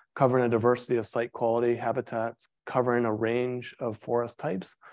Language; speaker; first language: English; native; English